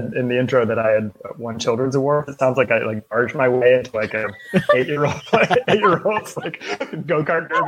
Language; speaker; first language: English; native; English